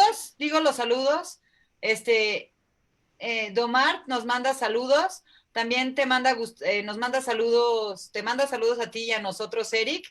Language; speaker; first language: Spanish; native; Spanish